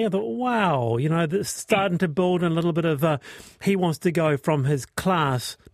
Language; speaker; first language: English; native; English